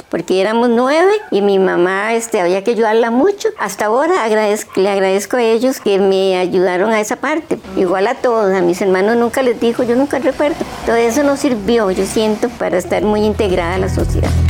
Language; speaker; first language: Spanish; native; Spanish